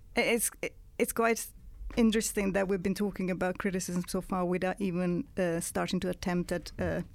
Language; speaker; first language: English; non-native, fluent; Italian